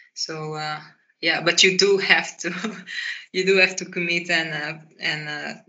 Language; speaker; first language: English; non-native, fluent; Portuguese